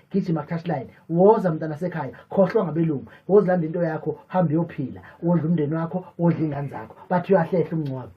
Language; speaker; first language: Zulu; native; Zulu